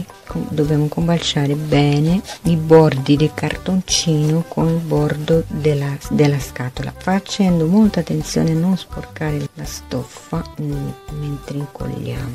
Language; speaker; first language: Italian; non-native, fluent; Portuguese